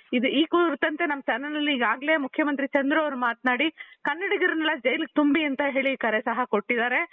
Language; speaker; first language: Kannada; native; Kannada